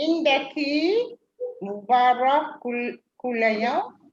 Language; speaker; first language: Arabic; non-native, learner; Malay